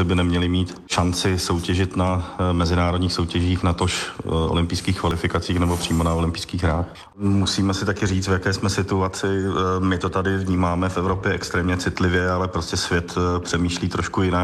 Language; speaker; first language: Czech; native; Czech